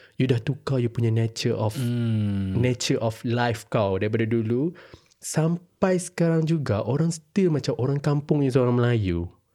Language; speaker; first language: Malay; native; Malay